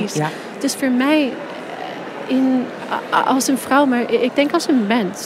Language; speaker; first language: Dutch; non-native, fluent; English